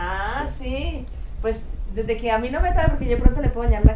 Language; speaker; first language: Spanish; native; Spanish